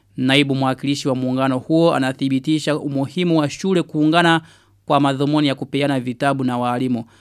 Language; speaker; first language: Swahili; non-native, local second language; Rundi